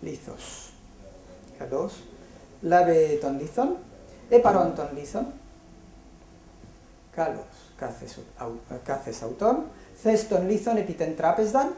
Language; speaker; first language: Greek; non-native, fluent; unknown